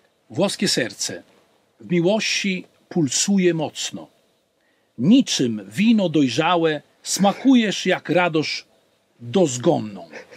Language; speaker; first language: Polish; non-native, fluent; Italian